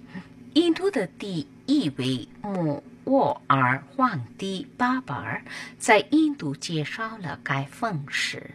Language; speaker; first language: Chinese; non-native, fluent; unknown